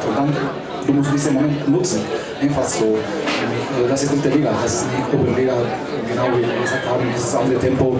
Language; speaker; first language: German; non-native, learner; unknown